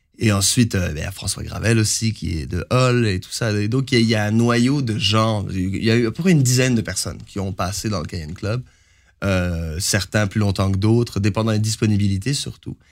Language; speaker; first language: French; native; French